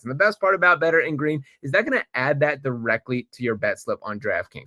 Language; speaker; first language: English; native; English